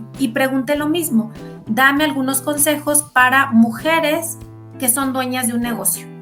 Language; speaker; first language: Spanish; native; Spanish